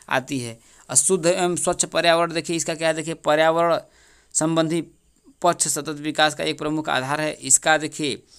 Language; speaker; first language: Hindi; native; Hindi